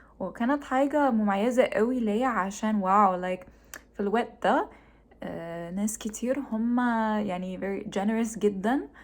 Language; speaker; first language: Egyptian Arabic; non-native, learner; English